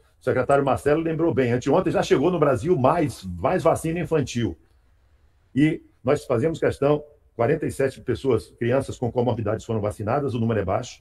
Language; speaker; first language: Portuguese; native; Portuguese